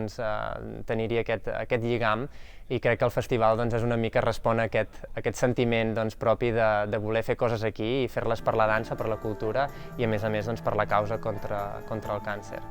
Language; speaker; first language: Catalan; native; Catalan